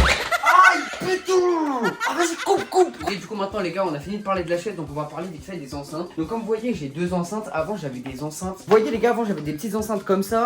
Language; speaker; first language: French; native; French